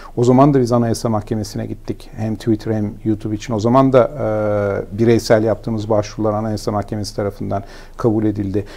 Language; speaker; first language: Turkish; native; Turkish